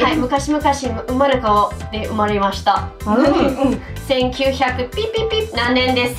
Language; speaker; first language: Japanese; non-native, fluent; French